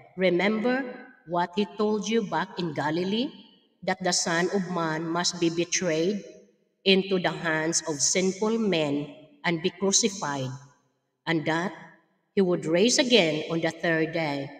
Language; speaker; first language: English; non-native, local second language; Filipino